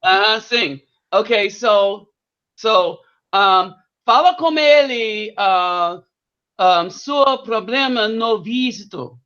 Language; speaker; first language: Portuguese; non-native, learner; English